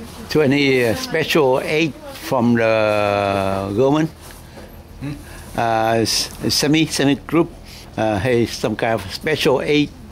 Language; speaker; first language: English; non-native, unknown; Vietnamese